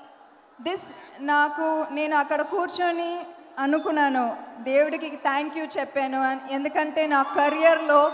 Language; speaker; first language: Telugu; non-native, fluent; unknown